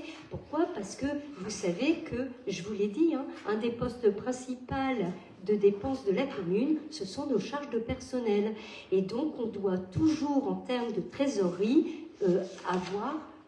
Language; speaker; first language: French; native; French